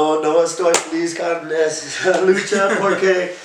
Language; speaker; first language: Spanish; non-native, learner; English